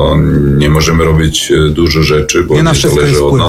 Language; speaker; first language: Polish; non-native, learner; Serbian